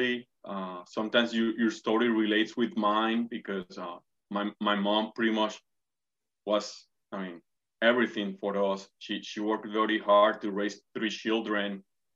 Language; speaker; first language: English; non-native, fluent; Spanish